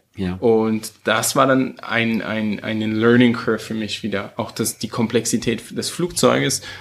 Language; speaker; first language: German; early bilingual, heritage; German